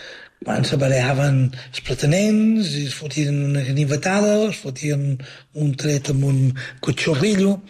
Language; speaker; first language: Catalan; native; Catalan